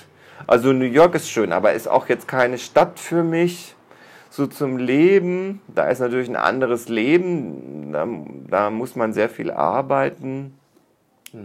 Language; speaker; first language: German; native; German